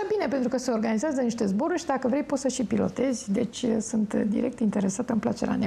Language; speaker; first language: Romanian; native; Romanian